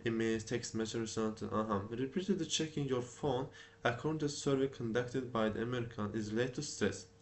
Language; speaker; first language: English; non-native, learner; Azerbaijani